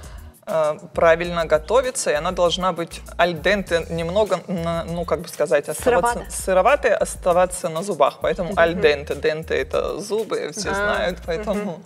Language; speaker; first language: Russian; native; Russian